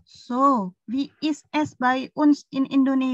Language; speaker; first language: German; non-native, fluent; Indonesian